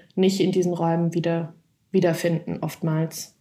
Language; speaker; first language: German; native; German